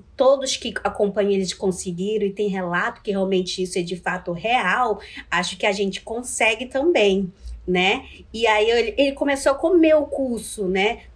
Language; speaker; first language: Portuguese; non-native, local second language; Ticuna